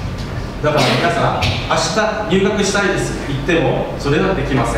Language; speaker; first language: Russian; non-native, learner; Japanese